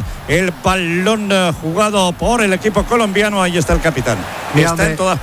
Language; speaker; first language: Spanish; native; Spanish